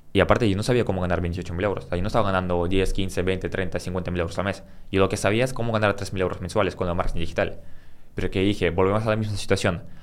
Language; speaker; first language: Spanish; early bilingual, other home language; Russian